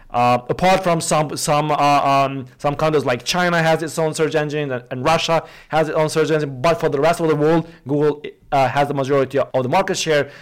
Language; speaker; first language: English; non-native, fluent; Albanian